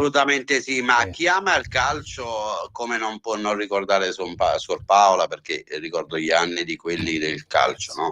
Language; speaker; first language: Italian; native; Italian